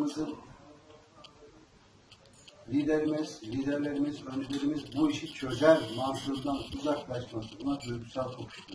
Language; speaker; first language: Turkish; native; Turkish